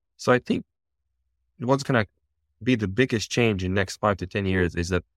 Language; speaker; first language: English; non-native, fluent; Bosnian